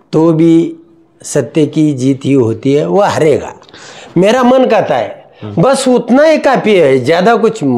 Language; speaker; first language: Hindi; non-native, local second language; Marathi